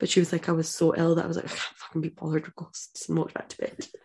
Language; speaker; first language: English; native; English